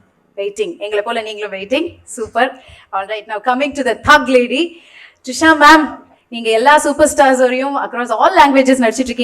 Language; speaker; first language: Tamil; native; Tamil